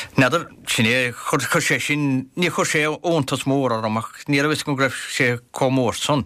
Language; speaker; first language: Irish; native; Irish